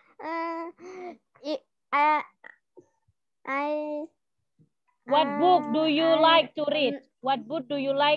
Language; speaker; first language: English; non-native, learner; Indonesian